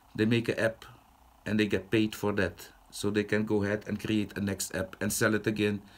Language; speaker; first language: English; non-native, fluent; Dutch